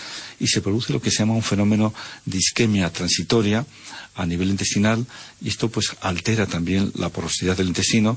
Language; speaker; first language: Spanish; native; Spanish